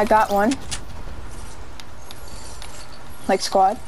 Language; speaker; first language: English; native; English